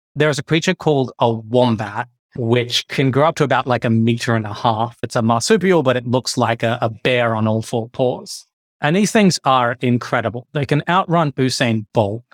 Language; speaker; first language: English; native; English